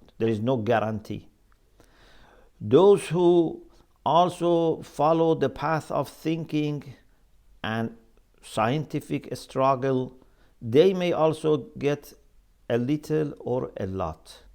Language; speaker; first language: English; non-native, fluent; Persian